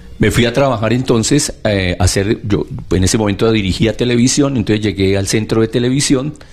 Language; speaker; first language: Spanish; native; Spanish